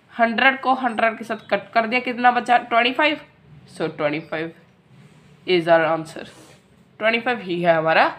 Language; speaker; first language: Hindi; non-native, local second language; Punjabi